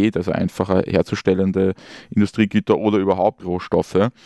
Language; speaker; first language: German; native; German